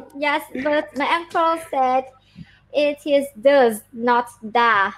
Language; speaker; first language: English; non-native, learner; Vietnamese